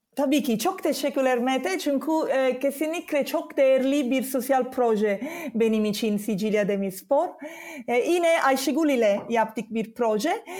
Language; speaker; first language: Turkish; non-native, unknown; Italian